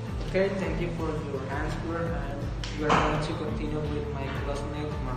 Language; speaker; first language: English; non-native, learner; Spanish